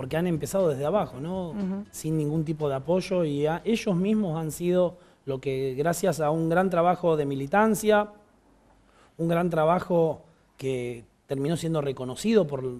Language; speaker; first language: Spanish; native; Spanish